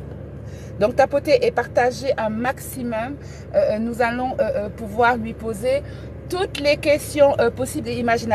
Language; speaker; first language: French; native; French